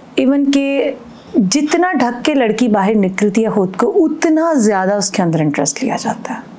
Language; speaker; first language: Urdu; non-native, local second language; Punjabi